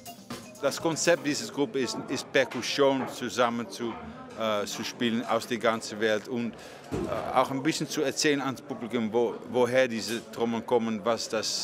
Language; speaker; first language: German; non-native, fluent; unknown